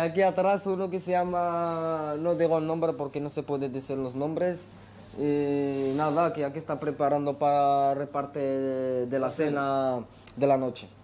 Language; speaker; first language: Spanish; early bilingual, other home language; Arabic